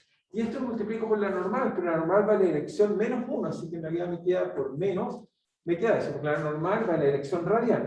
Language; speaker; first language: Spanish; native; Spanish